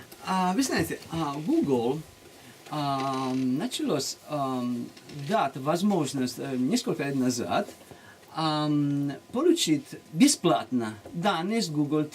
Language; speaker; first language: Russian; non-native, learner; Italian